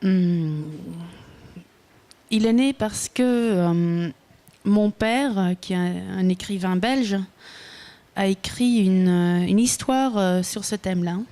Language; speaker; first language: French; non-native, local second language; Dutch